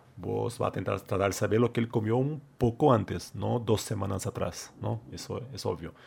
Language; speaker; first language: Spanish; non-native, fluent; Portuguese